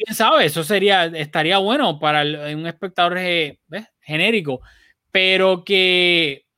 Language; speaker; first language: Spanish; native; Spanish